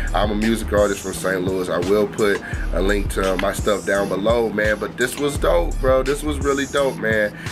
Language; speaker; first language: English; native; English